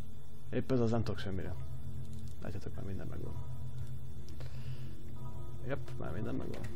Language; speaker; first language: Hungarian; native; Hungarian